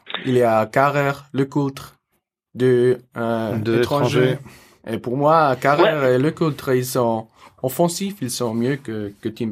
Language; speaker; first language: French; non-native, local second language; German